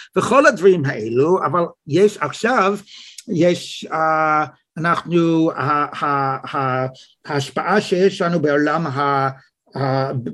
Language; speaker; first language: Hebrew; non-native, fluent; English